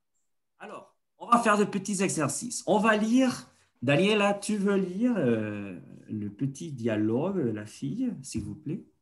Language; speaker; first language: French; non-native, fluent; Spanish